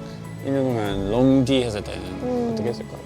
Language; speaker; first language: Korean; non-native, fluent; English